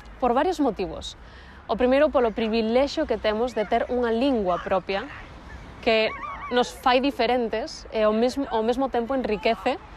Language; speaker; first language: Galician; non-native, local second language; Spanish